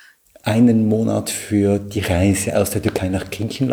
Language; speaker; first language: German; native; German